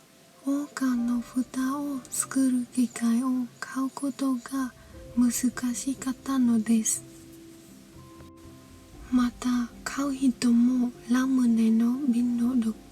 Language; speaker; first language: Japanese; non-native, learner; Khmer